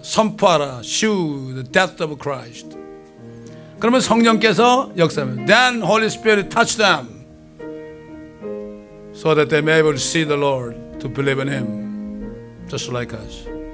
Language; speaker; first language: English; non-native, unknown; Korean